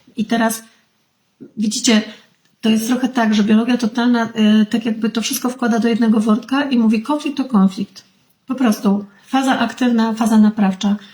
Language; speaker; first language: Polish; native; Polish